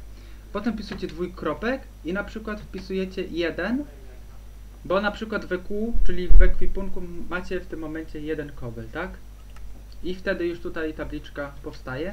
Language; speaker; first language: Polish; native; Polish